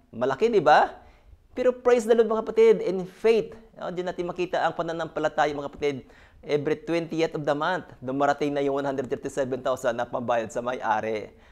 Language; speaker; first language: Filipino; native; Filipino